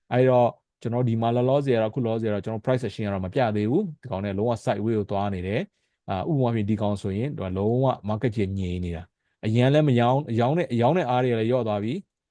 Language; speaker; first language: Burmese; native; Burmese